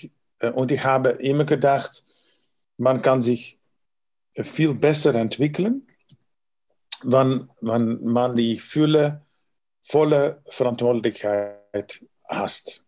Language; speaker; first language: German; non-native, learner; Dutch